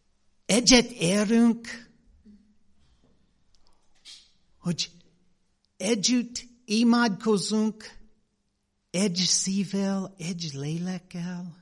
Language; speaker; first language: Hungarian; non-native, fluent; English